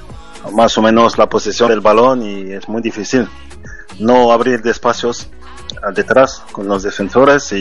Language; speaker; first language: Spanish; non-native, fluent; French